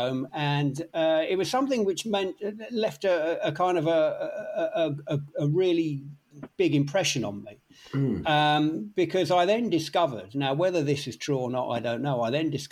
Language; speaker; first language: English; native; English